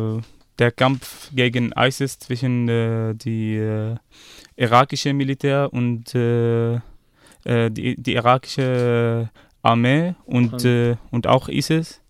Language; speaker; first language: German; non-native, fluent; Arabic